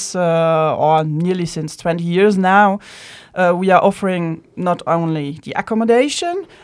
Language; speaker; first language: English; non-native, fluent; Luxembourgish